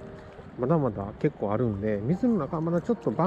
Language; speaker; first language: Japanese; native; Japanese